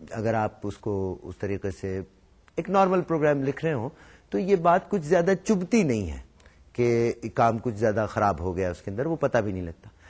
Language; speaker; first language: Urdu; native; Urdu